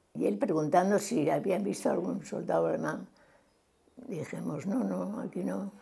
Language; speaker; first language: Spanish; native; Spanish